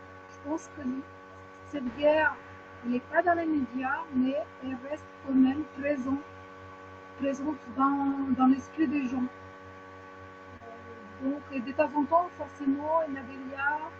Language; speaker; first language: French; non-native, fluent; Ukrainian